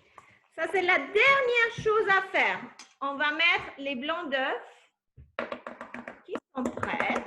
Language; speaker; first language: French; non-native, fluent; Spanish